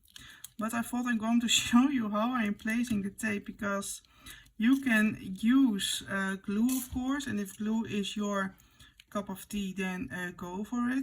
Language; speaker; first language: English; non-native, fluent; Dutch